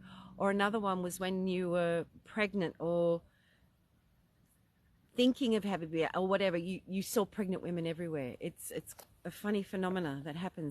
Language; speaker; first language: English; native; English